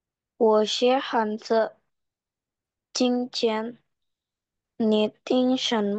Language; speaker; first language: Chinese; non-native, learner; Indonesian